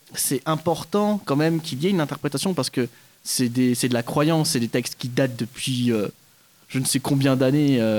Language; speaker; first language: French; native; French